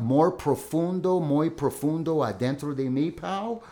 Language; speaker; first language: Spanish; non-native, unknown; English